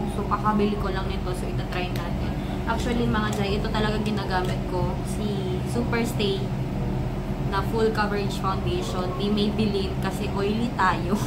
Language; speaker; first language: Filipino; non-native, local second language; Cebuano